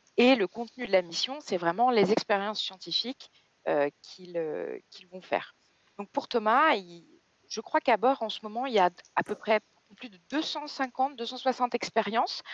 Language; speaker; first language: French; native; French